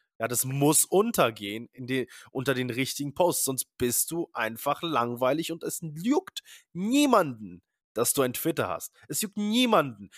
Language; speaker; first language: German; early bilingual, other home language; Polish